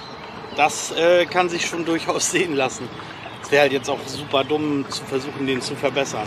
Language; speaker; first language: German; native; German